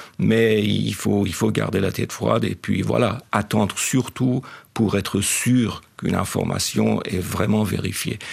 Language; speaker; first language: French; non-native, fluent; Persian